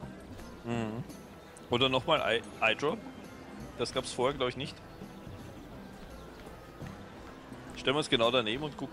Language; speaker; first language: German; native; German